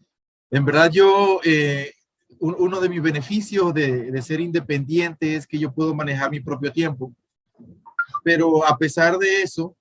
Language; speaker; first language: Spanish; native; Spanish